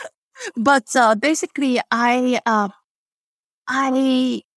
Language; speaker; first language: English; non-native, fluent; Chinese